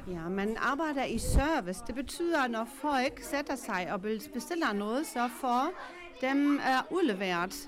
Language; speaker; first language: Danish; non-native, local second language; German